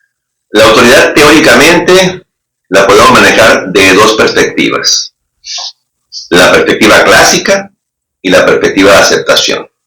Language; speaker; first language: Spanish; native; Spanish